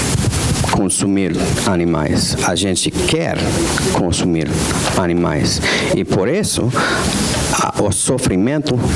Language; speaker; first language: Portuguese; non-native, fluent; English